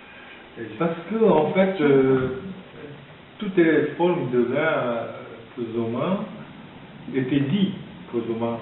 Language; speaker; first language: French; non-native, fluent; Japanese